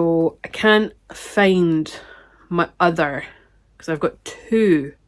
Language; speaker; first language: English; native; English